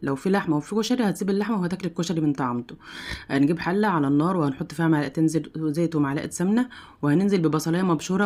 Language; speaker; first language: Arabic; native; Arabic